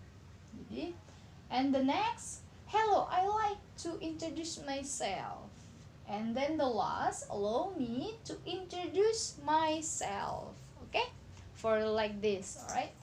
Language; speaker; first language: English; non-native, learner; Indonesian